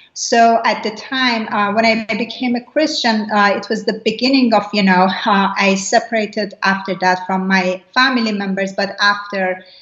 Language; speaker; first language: English; non-native, fluent; Persian